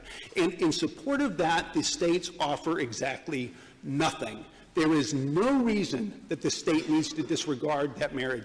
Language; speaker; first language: English; native; English